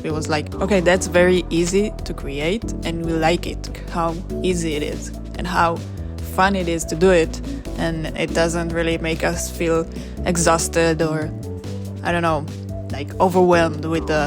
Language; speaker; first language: English; non-native, fluent; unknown